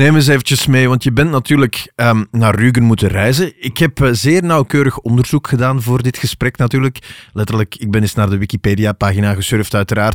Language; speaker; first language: Dutch; native; Dutch